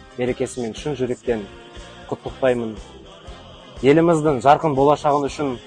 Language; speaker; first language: Kazakh; non-native, local second language; Tatar